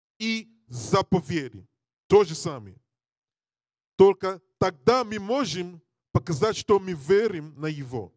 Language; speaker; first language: Russian; non-native, learner; English